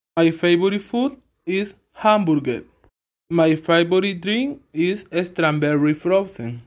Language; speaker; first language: English; non-native, learner; Spanish